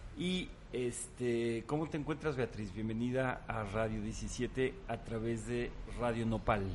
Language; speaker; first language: Spanish; native; Spanish